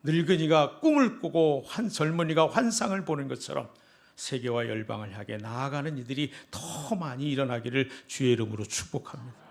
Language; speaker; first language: Korean; native; Korean